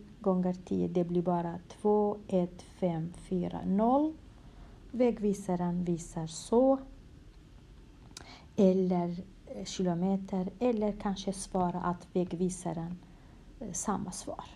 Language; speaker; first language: Swedish; non-native, fluent; Kurdish